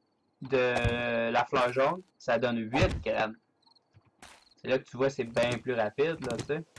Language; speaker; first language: French; native; French